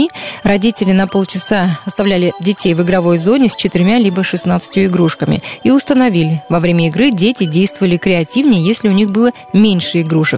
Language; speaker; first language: Russian; native; Russian